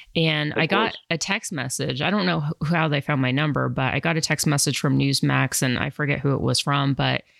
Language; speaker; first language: English; native; English